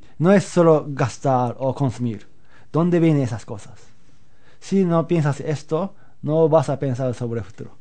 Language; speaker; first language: Spanish; non-native, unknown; Japanese